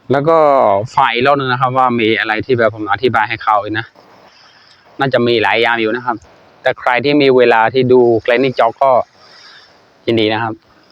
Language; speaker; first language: Thai; non-native, fluent; Burmese